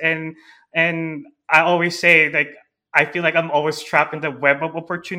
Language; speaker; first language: English; non-native, local second language; Filipino